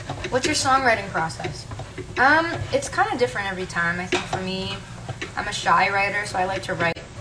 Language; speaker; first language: English; early bilingual, other home language; Italian